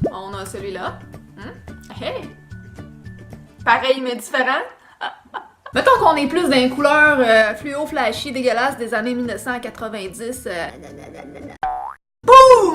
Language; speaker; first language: French; native; French